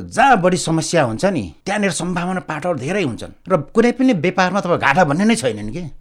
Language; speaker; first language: Nepali; non-native, local second language; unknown